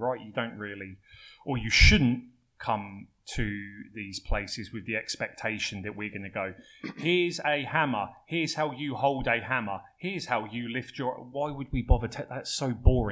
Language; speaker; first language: English; native; English